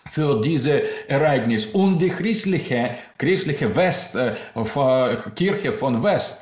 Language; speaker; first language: German; non-native, learner; Russian